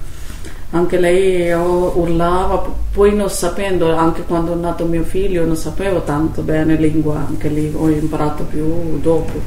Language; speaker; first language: Italian; non-native, learner; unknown